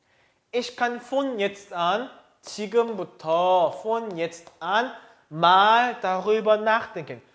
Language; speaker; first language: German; non-native, fluent; Korean